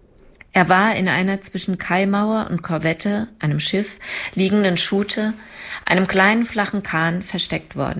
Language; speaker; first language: German; native; German